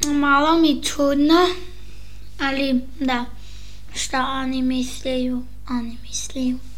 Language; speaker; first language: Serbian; early bilingual, heritage; Serbian